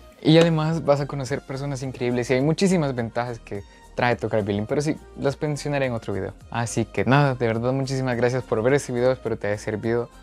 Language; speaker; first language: Spanish; native; Spanish